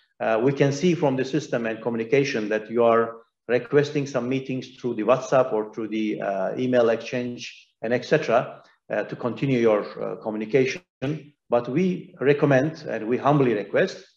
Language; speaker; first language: English; non-native, fluent; Turkish